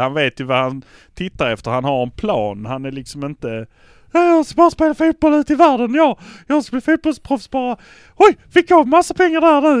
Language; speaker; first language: Swedish; native; Swedish